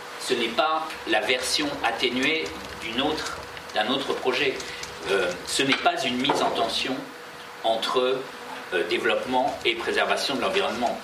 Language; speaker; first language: French; native; French